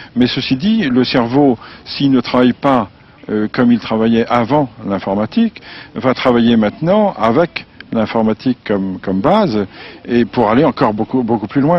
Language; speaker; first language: French; native; French